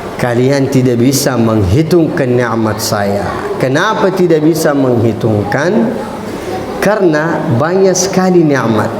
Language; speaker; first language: Malay; non-native, fluent; Arabic